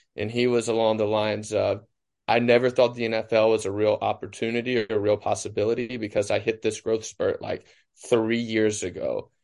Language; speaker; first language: English; native; English